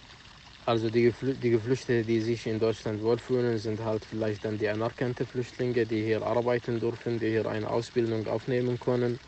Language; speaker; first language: German; non-native, fluent; Arabic